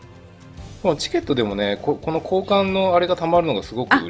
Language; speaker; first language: Japanese; native; Japanese